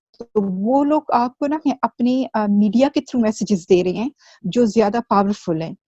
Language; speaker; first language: Urdu; early bilingual, heritage; Urdu